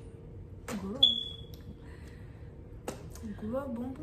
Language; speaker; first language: Haitian Creole; early bilingual, heritage; English